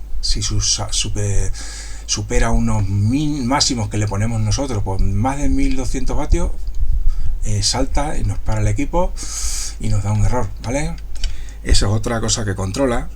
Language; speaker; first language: Spanish; native; Spanish